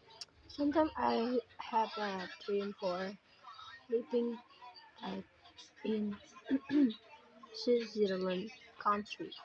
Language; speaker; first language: English; non-native, learner; Indonesian